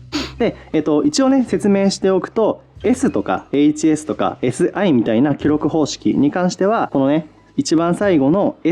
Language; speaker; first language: Japanese; native; Japanese